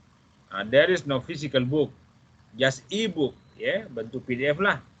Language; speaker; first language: English; non-native, fluent; Malay